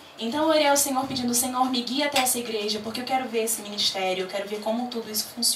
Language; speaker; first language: Portuguese; native; Portuguese